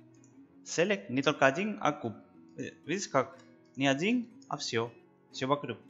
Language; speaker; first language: Russian; non-native, learner; Spanish